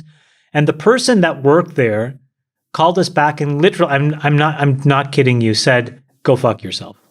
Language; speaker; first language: English; native; English